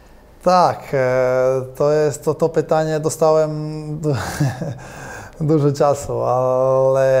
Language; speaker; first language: Polish; non-native, learner; Croatian